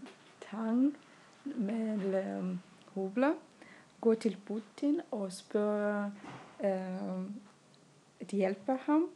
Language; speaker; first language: Danish; non-native, learner; Russian